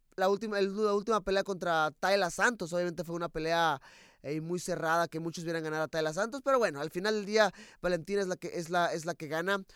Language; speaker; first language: Spanish; native; Spanish